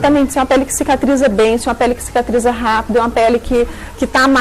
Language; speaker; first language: Portuguese; native; Portuguese